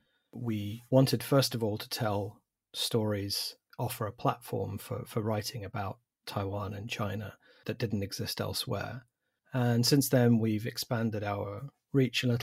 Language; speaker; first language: English; native; English